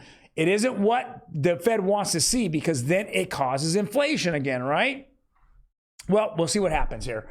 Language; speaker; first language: English; native; English